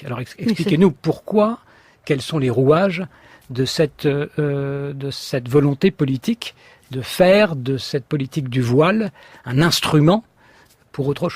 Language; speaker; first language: French; native; French